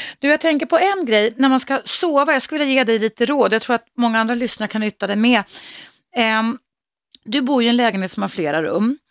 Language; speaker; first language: Swedish; native; Swedish